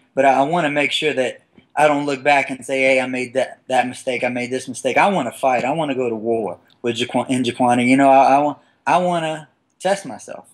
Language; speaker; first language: English; native; English